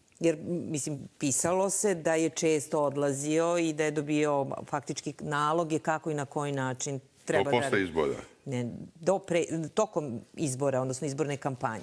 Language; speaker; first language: Bosnian; native; Bosnian